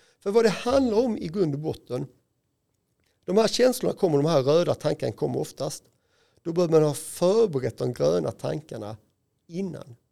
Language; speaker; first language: Swedish; native; Swedish